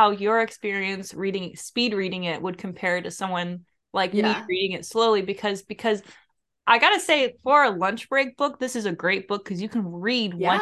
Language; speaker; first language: English; native; English